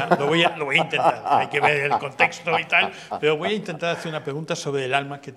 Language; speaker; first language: Spanish; native; Spanish